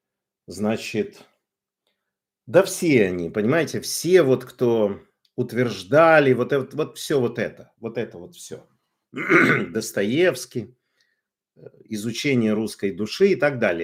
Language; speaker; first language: Russian; native; Russian